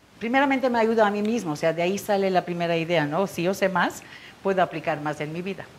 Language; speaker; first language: Spanish; non-native, fluent; Turkish